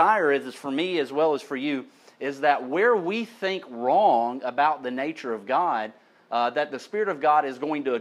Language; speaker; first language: English; native; English